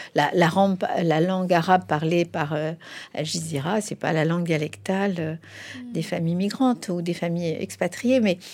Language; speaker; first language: French; non-native, fluent; Spanish